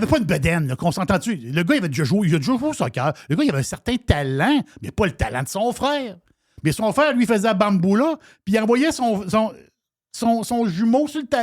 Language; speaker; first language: French; native; French